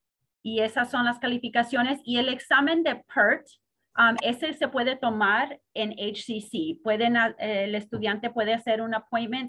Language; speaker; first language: Spanish; early bilingual, heritage; Spanish